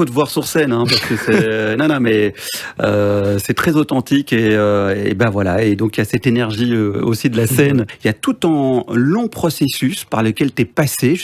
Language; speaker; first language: French; native; French